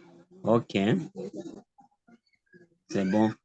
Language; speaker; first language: French; non-native, local second language; Swahili